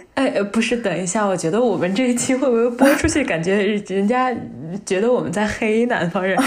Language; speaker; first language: Chinese; native; Chinese